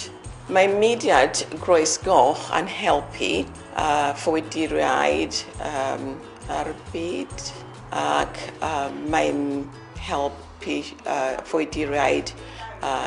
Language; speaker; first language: Welsh; non-native, learner; English